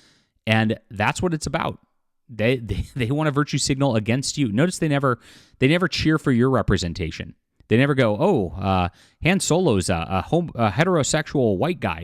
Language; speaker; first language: English; native; English